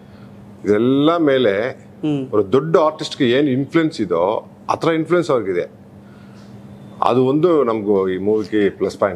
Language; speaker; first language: Kannada; non-native, learner; Tamil